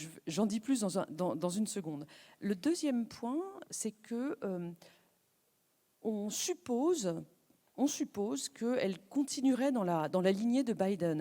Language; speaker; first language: French; native; French